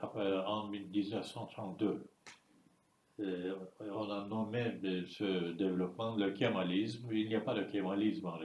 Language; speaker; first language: French; non-native, fluent; Turkish